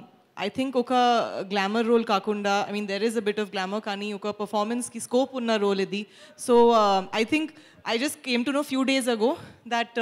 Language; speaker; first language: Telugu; non-native, learner; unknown